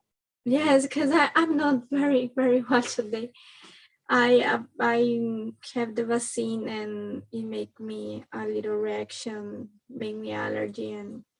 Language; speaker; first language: English; non-native, learner; Spanish